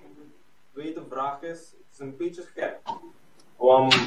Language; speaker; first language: Dutch; non-native, local second language; Papiamento